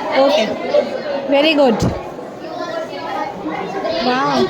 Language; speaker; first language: English; non-native, local second language; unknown